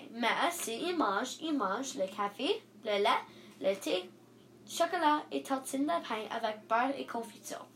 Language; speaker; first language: French; non-native, learner; English